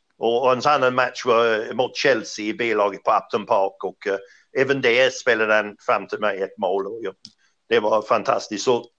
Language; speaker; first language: Swedish; non-native, fluent; English